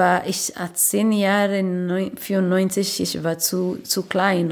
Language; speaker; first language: German; non-native, learner; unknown